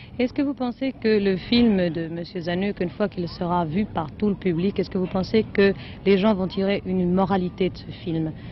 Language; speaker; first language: French; native; French